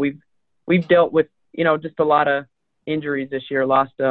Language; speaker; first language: English; native; English